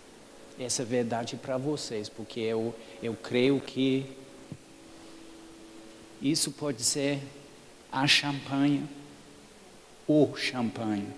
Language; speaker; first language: Portuguese; non-native, fluent; English